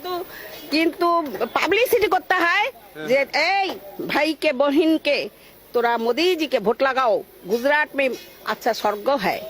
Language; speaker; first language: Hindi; non-native, local second language; Bangla